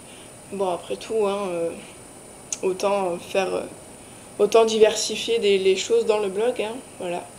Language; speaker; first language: French; native; French